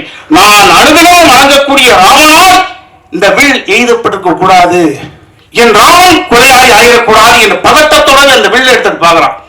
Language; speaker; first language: Tamil; native; Tamil